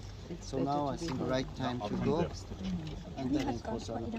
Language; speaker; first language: English; non-native, learner; Armenian